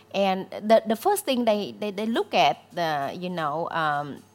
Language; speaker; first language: English; non-native, fluent; Vietnamese